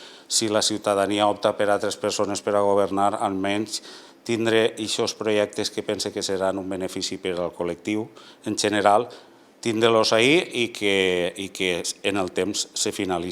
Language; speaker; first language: Catalan; native; Catalan